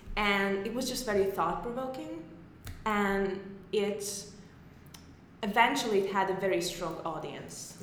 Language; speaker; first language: English; non-native, fluent; Hungarian